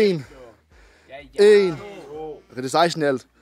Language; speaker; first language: Danish; native; Danish